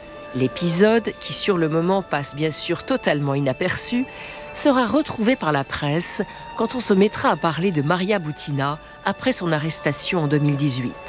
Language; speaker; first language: French; native; French